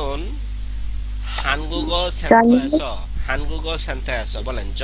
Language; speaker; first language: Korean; non-native, fluent; Bangla